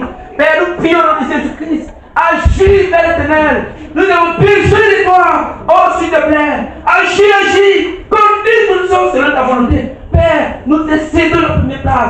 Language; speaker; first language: French; non-native, local second language; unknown